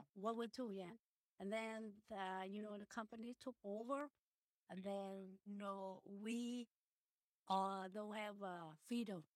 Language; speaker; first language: English; early bilingual, other home language; Vietnamese